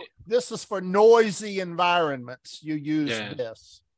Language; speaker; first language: English; native; English